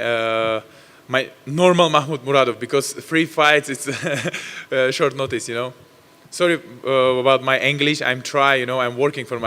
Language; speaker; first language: English; non-native, learner; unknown